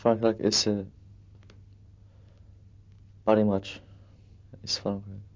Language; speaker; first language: Dutch; non-native, learner; Arabic